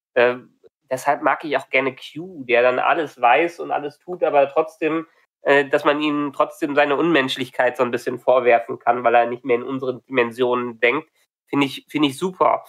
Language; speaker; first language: German; native; German